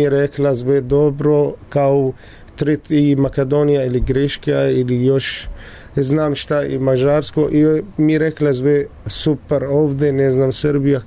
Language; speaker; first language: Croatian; non-native, learner; Arabic